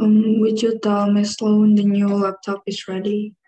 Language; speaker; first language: English; non-native, learner; Indonesian